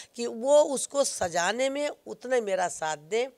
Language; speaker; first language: Hindi; native; Hindi